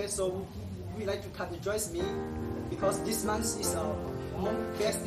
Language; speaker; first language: English; non-native, learner; Hmong